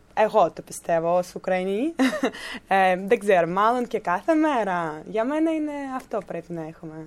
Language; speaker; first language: Greek; non-native, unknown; Ukrainian